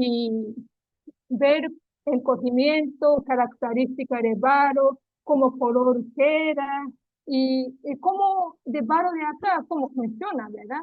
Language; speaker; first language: Spanish; non-native, learner; Japanese